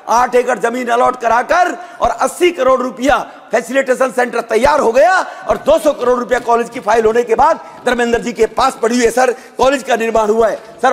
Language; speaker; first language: Hindi; native; Hindi